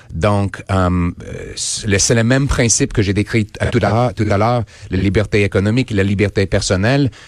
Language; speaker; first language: French; non-native, local second language; English